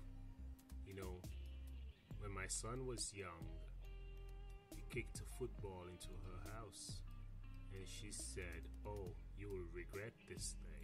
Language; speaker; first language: English; non-native, local second language; Krio